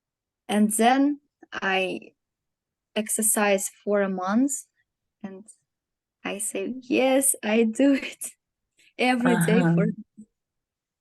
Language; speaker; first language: English; non-native, learner; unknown